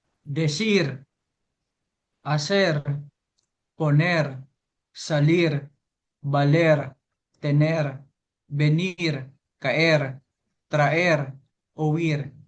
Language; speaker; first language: Spanish; non-native, learner; Filipino